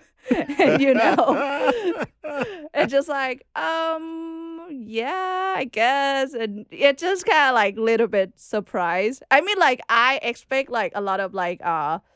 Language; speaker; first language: English; non-native, learner; Thai